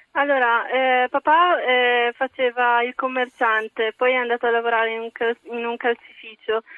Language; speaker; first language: Italian; early bilingual, other home language; Arabic